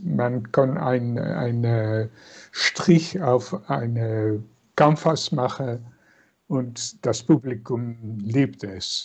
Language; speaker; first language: German; non-native, fluent; Dutch